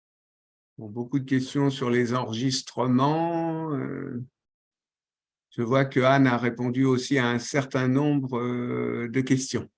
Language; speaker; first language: French; native; French